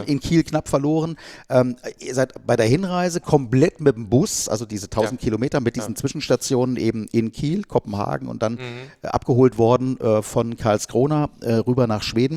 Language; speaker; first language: German; native; German